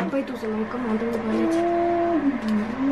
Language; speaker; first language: Russian; early bilingual, heritage; Russian